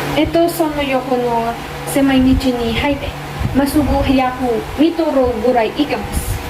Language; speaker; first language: Japanese; non-native, learner; Filipino